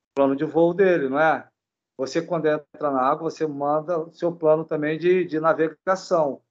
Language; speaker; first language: Portuguese; native; Portuguese